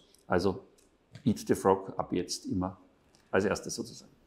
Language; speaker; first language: German; native; German